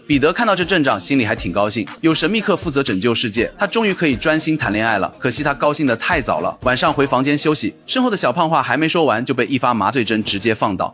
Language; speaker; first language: Chinese; native; Chinese